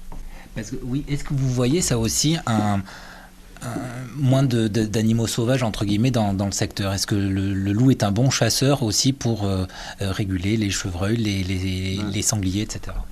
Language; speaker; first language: French; native; French